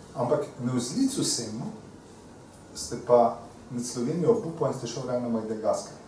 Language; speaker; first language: Slovenian; native; Slovenian